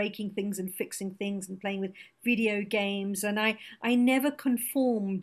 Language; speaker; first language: English; non-native, local second language; Gujarati